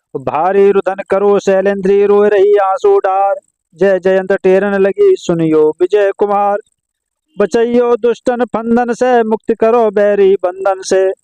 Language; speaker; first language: Hindi; native; Hindi